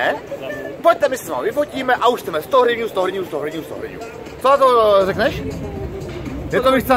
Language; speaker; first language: Czech; native; Czech